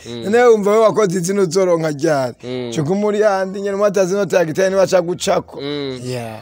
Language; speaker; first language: Rundi; native; Rundi